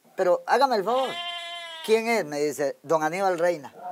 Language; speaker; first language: Spanish; native; Spanish